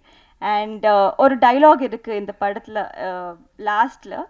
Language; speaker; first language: Tamil; non-native, learner; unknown